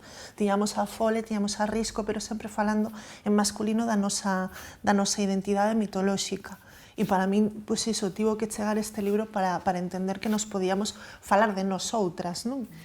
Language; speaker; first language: Galician; native; Galician